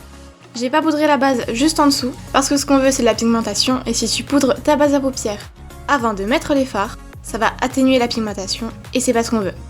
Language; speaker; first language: French; native; French